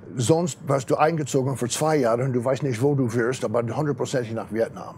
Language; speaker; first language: German; non-native, fluent; English